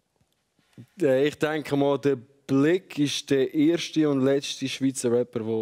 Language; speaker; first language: German; early bilingual, other home language; Albanian